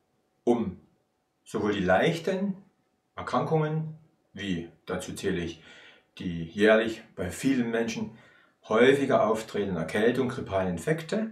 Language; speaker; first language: German; native; German